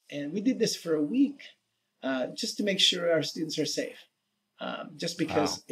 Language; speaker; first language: English; native; English